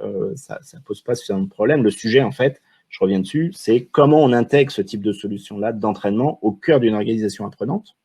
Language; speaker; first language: French; native; French